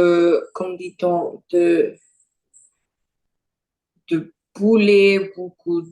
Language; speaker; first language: French; non-native, learner; Portuguese